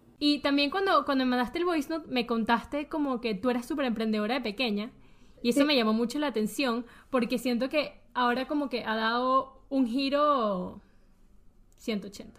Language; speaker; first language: Spanish; early bilingual, heritage; Spanish